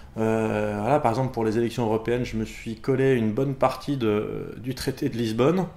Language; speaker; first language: French; native; French